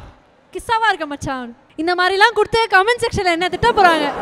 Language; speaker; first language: Tamil; native; Tamil